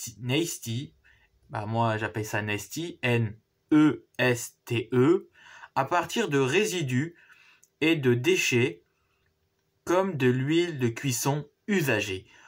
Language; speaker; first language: French; native; French